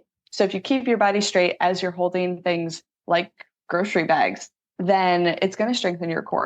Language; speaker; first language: English; native; English